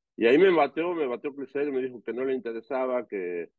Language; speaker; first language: Spanish; native; Spanish